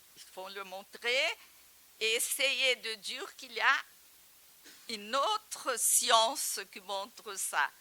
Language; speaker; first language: French; non-native, fluent; Portuguese